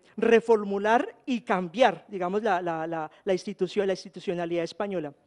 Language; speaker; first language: Spanish; native; Spanish